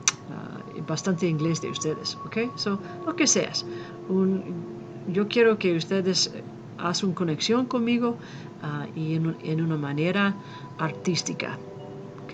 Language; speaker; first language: Spanish; non-native, fluent; English